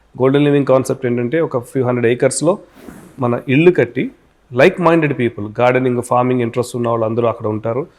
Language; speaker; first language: Telugu; native; Telugu